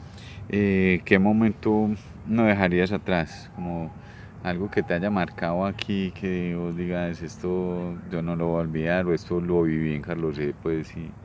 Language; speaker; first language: Spanish; native; Spanish